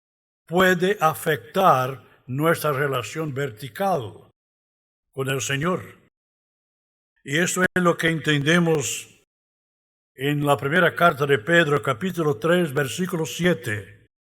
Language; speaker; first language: Spanish; non-native, fluent; Portuguese